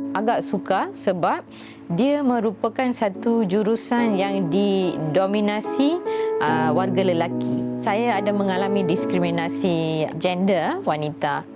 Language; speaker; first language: Malay; non-native, local second language; Tamil